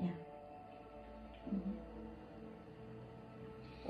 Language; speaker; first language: German; non-native, learner; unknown